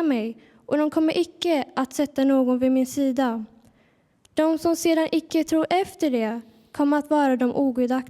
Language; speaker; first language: Swedish; early bilingual, other home language; Urdu